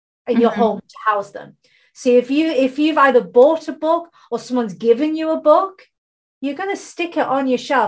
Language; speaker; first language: English; native; English